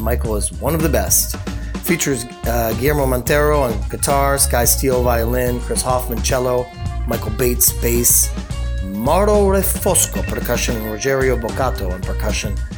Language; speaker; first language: English; native; English